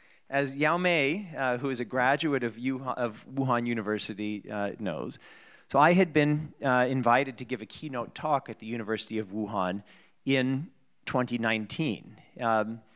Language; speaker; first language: English; native; English